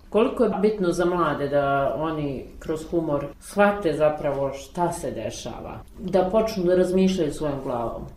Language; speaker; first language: Bosnian; native; Bosnian